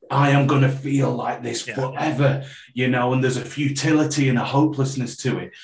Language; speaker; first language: English; native; English